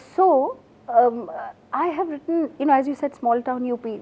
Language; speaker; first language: English; non-native, local second language; Assamese